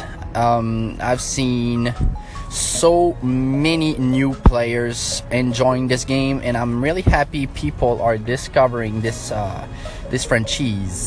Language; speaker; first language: English; non-native, fluent; French